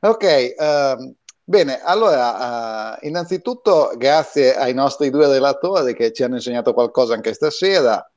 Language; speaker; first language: Italian; native; Italian